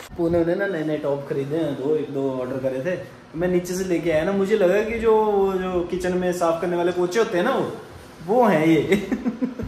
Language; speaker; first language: Hindi; native; Hindi